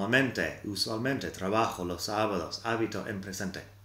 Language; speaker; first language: Spanish; non-native, fluent; English